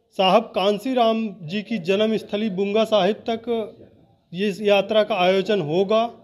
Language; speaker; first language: Hindi; native; Hindi